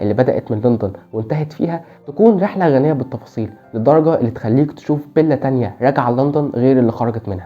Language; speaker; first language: Arabic; native; Arabic